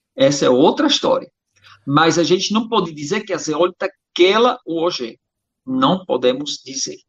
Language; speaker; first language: Portuguese; non-native, fluent; German